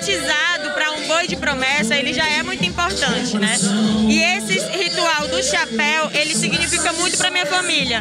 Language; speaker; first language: Portuguese; native; Portuguese